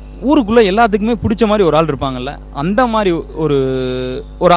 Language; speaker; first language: Tamil; native; Tamil